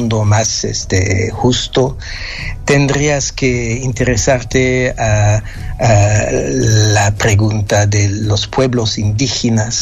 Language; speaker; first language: Spanish; non-native, fluent; French